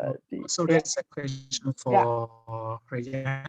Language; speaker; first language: English; non-native, fluent; Chinese